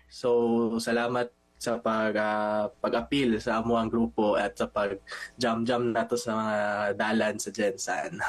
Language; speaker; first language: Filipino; non-native, local second language; Cebuano